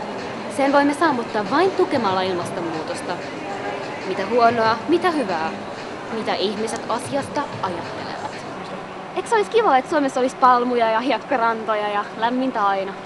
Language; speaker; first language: Finnish; native; Finnish